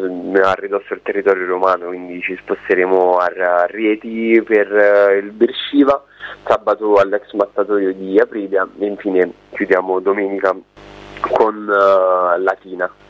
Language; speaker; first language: Italian; native; Italian